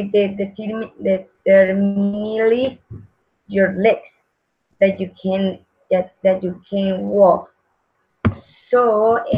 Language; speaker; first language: English; non-native, learner; Spanish